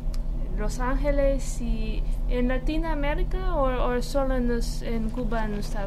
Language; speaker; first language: Spanish; non-native, fluent; English